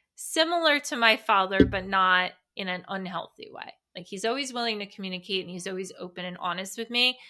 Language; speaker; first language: English; native; English